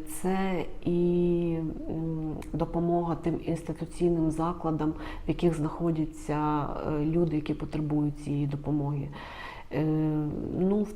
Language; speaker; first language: Ukrainian; native; Ukrainian